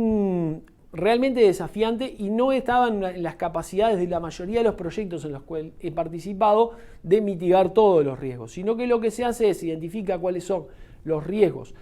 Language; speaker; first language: Spanish; native; Spanish